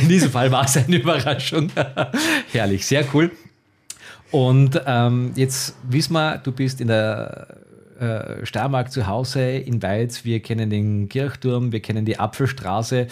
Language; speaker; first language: German; native; German